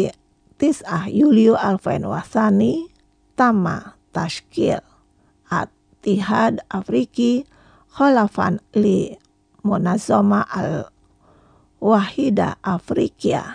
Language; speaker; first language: Arabic; non-native, fluent; Indonesian